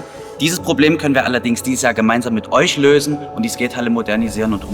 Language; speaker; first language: German; native; German